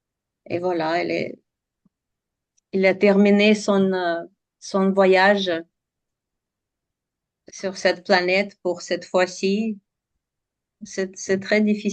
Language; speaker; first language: French; non-native, fluent; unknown